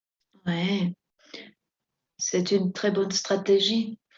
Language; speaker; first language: French; non-native, fluent; Spanish